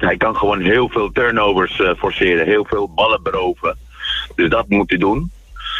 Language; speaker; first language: Dutch; non-native, fluent; Spanish